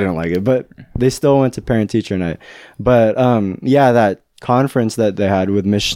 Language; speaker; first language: English; native; English